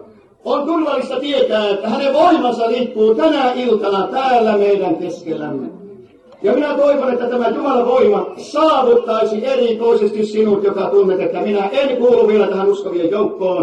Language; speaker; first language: Finnish; native; Finnish